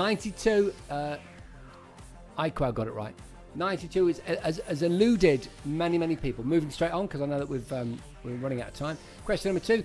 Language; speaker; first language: English; native; English